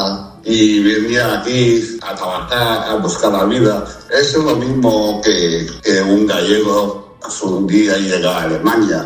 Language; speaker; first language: Spanish; non-native, fluent; Chinese